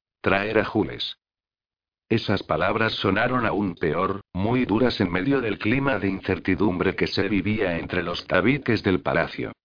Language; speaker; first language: Spanish; native; Spanish